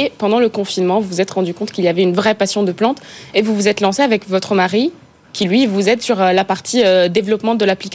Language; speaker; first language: French; native; French